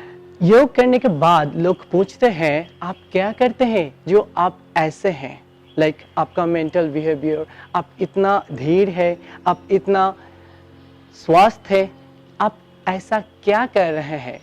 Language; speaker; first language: Hindi; non-native, fluent; Bangla